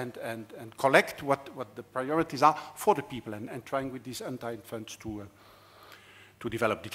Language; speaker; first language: English; non-native, fluent; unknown